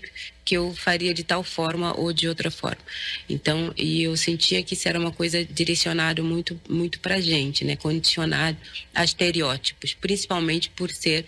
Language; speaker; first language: Portuguese; non-native, local second language; Kabuverdianu